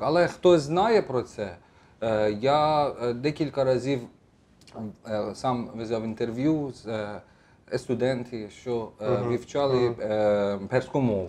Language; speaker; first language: Ukrainian; non-native, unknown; Persian